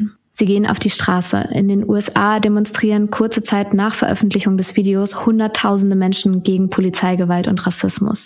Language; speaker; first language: German; native; German